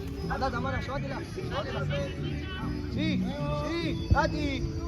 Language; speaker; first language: Spanish; native; Spanish